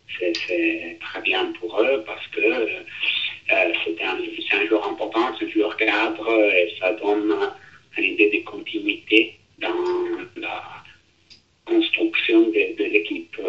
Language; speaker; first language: French; non-native, fluent; Italian